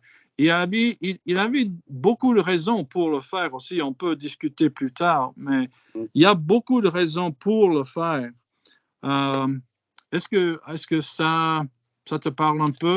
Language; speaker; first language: French; non-native, fluent; English